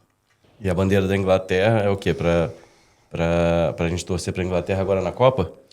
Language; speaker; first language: Portuguese; native; Portuguese